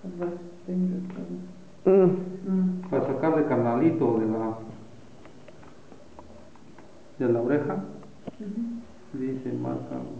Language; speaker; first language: Spanish; native; Spanish